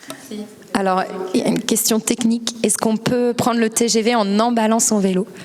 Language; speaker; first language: French; native; French